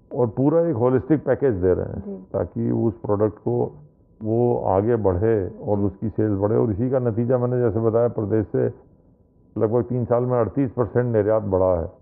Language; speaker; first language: Hindi; native; Hindi